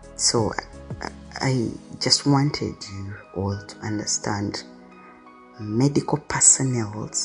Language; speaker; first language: English; non-native, local second language; Ganda